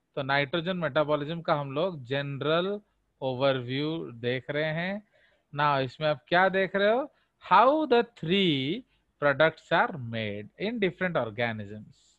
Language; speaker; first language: Hindi; non-native, local second language; Odia